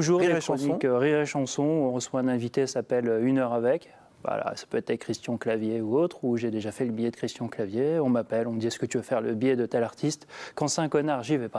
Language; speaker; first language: French; native; French